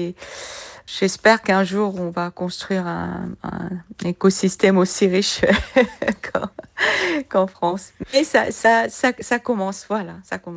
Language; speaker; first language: French; non-native, fluent; Korean